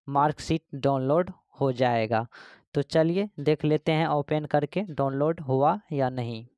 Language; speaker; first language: Hindi; native; Hindi